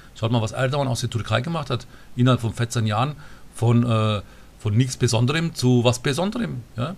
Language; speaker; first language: German; early bilingual, other home language; Turkish